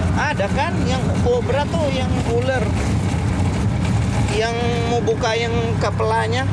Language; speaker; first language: Indonesian; non-native, learner; Cebuano